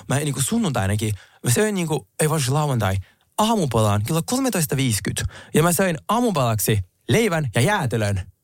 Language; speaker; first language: Finnish; early bilingual, other home language; Russian